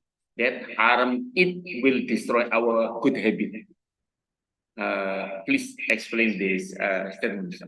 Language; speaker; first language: English; non-native, learner; Indonesian